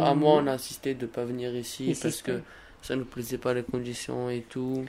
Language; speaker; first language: French; early bilingual, other home language; Albanian